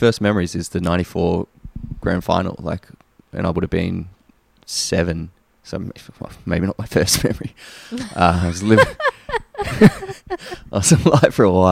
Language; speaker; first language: English; native; English